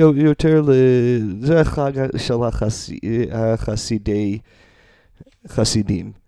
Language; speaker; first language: Hebrew; non-native, learner; English